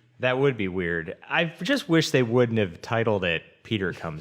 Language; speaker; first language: English; native; English